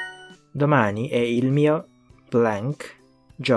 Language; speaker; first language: Italian; non-native, learner; Japanese